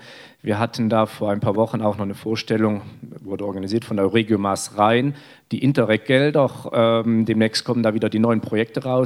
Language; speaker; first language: German; native; German